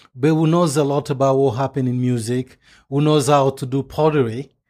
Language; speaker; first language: English; non-native, fluent; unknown